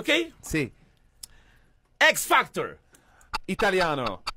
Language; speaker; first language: Spanish; non-native, learner; English